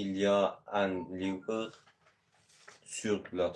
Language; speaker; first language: French; non-native, learner; Azerbaijani